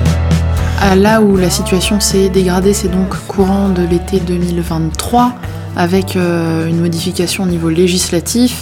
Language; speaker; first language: French; native; French